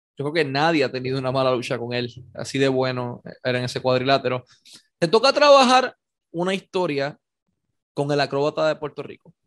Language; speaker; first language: Spanish; native; Spanish